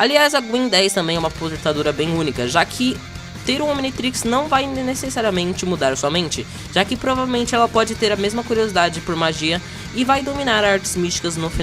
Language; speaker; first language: Portuguese; native; Portuguese